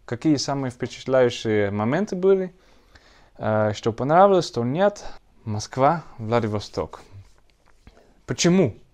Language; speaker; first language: Russian; non-native, learner; Dutch